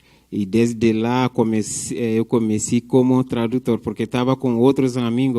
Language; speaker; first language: Portuguese; non-native, fluent; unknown